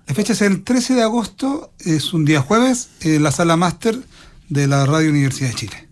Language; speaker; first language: Spanish; native; Spanish